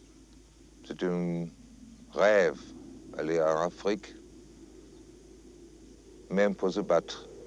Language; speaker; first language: French; non-native, fluent; German